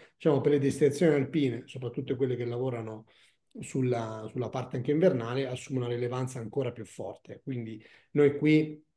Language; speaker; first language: Italian; native; Italian